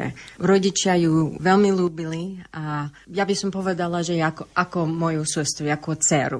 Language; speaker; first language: Slovak; early bilingual, heritage; English